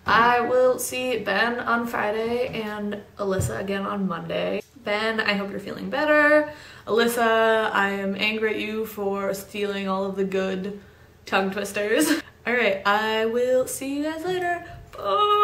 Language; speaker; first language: English; native; English